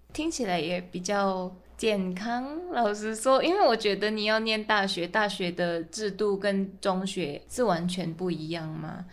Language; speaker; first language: Chinese; non-native, fluent; Min Nan Chinese